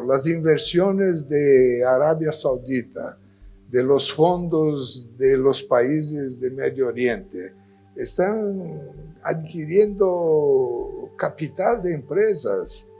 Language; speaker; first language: Spanish; non-native, fluent; Portuguese